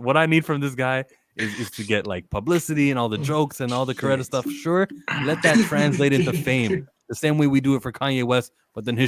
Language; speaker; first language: English; native; English